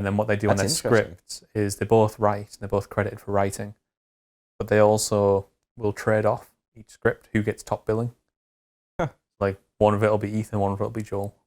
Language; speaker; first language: English; native; English